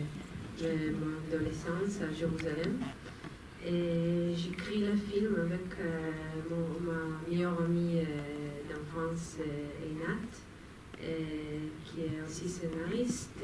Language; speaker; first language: French; non-native, fluent; Hebrew